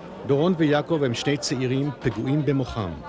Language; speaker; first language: Hebrew; native; Hebrew